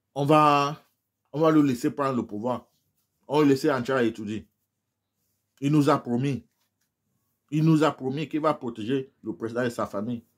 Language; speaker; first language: French; non-native, local second language; English